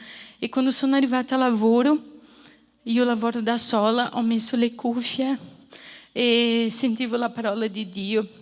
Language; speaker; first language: Italian; non-native, fluent; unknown